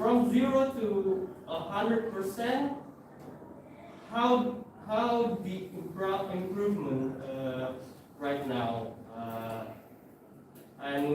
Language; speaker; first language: English; non-native, fluent; Indonesian